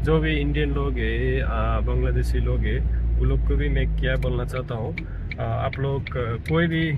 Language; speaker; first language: Hindi; non-native, learner; Nepali